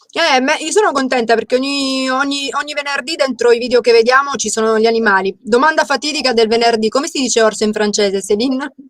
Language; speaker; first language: Italian; native; Italian